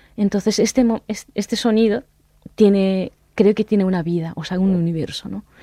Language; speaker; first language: Spanish; non-native, fluent; Japanese